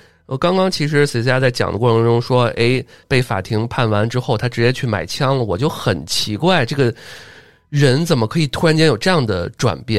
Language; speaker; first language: Chinese; native; Chinese